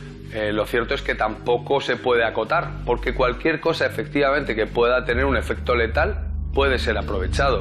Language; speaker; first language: Spanish; native; Spanish